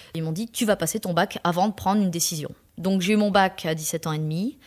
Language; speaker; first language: French; native; French